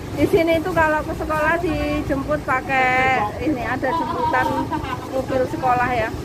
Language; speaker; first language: Indonesian; non-native, local second language; Javanese